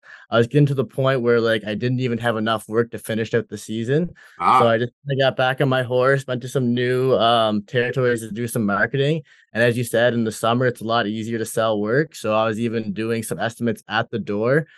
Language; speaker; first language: English; native; English